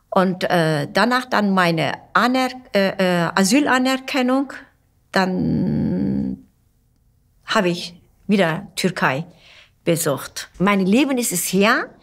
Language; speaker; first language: German; non-native, learner; Turkish